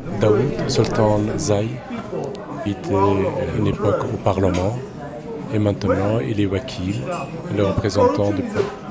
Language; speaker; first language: French; non-native, fluent; Persian